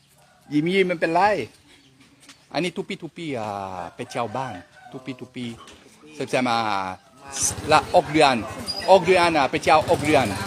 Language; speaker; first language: Thai; non-native, learner; French